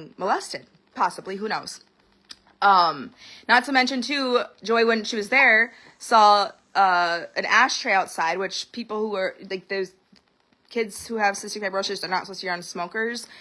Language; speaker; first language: English; native; English